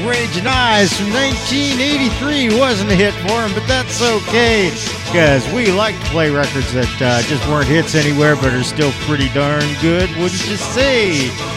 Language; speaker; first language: English; native; English